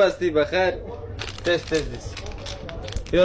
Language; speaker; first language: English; non-native, learner; Pashto